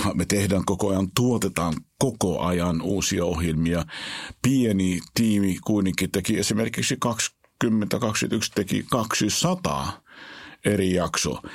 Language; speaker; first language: Finnish; non-native, fluent; Hebrew